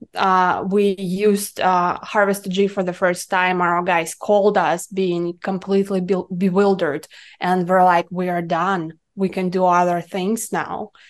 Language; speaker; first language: English; non-native, fluent; Russian